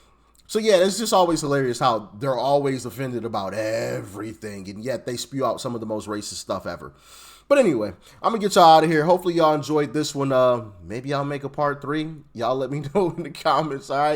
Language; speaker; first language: English; native; English